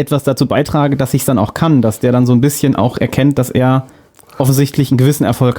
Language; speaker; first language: German; native; German